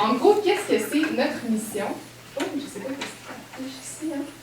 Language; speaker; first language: French; native; French